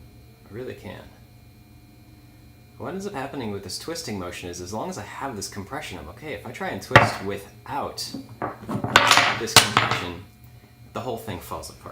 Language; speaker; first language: English; native; English